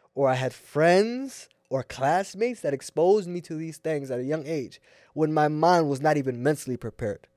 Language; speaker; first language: English; native; English